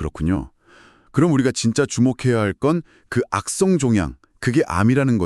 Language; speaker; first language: Korean; native; Korean